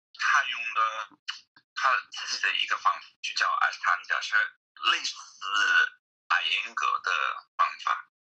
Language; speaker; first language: Chinese; non-native, fluent; English